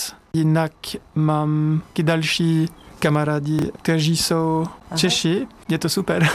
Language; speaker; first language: Czech; non-native, learner; French